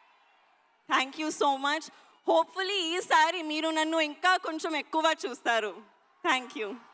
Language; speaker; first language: Telugu; non-native, learner; Hindi